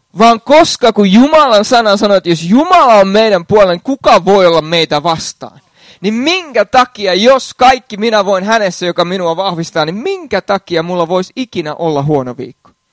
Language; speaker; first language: Finnish; native; Finnish